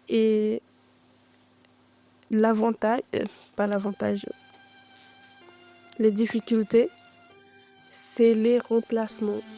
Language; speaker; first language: French; non-native, learner; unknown